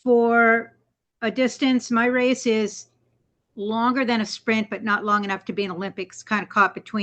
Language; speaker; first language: English; native; English